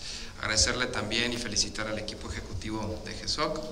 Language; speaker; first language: Spanish; native; Spanish